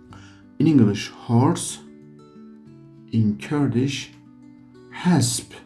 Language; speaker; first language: English; non-native, learner; Kurdish